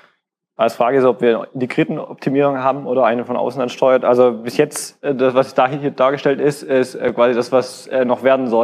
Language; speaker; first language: German; native; German